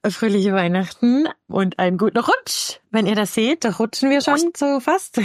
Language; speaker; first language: German; native; German